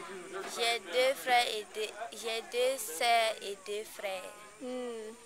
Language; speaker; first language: French; non-native, learner; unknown